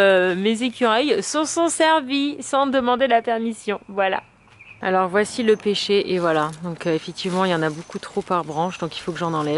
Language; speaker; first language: French; native; French